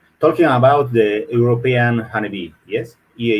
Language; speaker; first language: English; non-native, learner; Spanish